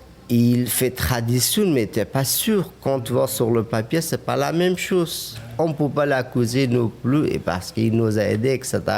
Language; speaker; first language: French; non-native, fluent; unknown